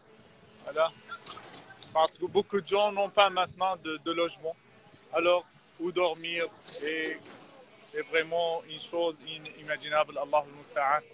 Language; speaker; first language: French; non-native, fluent; Arabic